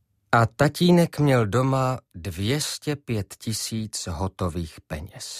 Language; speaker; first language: Czech; native; Czech